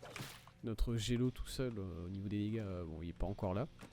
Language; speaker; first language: French; native; French